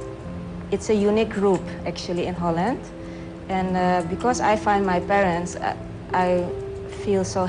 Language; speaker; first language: English; early bilingual, other home language; Dutch